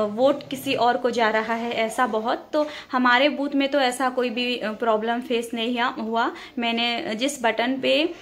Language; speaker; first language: Hindi; native; Hindi